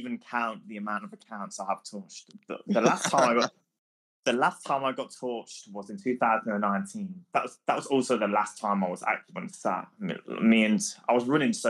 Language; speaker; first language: English; native; English